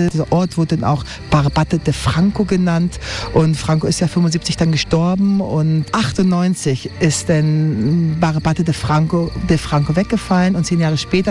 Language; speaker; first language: German; native; German